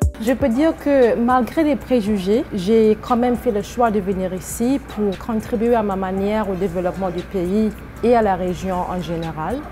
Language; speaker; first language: French; non-native, fluent; English